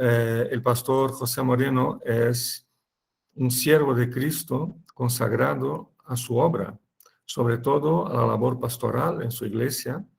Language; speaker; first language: Spanish; non-native, fluent; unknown